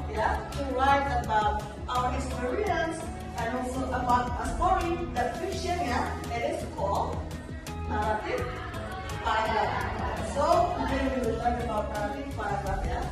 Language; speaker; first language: English; non-native, fluent; Indonesian